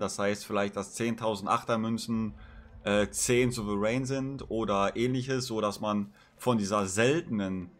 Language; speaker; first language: German; native; German